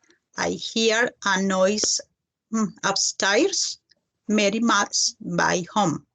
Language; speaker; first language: English; non-native, learner; Spanish